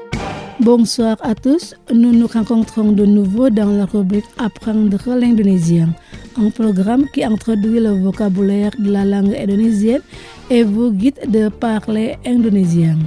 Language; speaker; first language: French; non-native, fluent; Indonesian